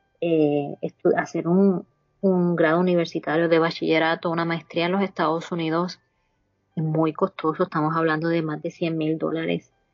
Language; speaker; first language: Spanish; native; Spanish